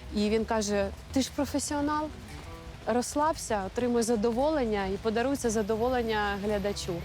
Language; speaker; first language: Ukrainian; native; Ukrainian